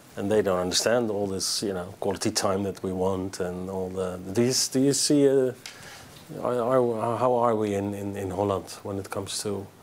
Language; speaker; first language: English; non-native, fluent; Dutch